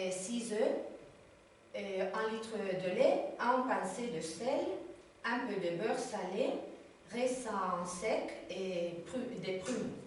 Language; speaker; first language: French; non-native, learner; Spanish